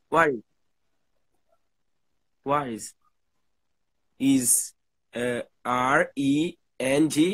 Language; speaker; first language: English; non-native, learner; Portuguese